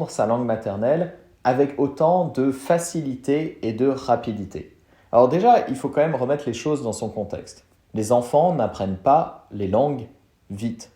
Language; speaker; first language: French; native; French